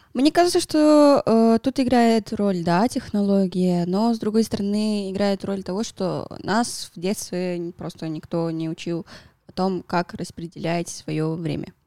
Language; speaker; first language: Russian; non-native, fluent; Spanish